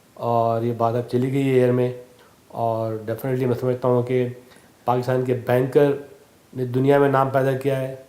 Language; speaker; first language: Urdu; native; Urdu